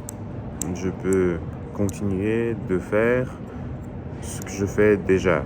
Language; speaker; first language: French; non-native, learner; Russian